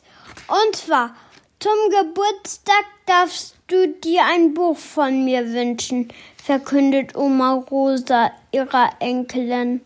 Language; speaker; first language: German; native; German